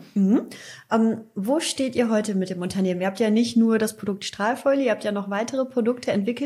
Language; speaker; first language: German; native; German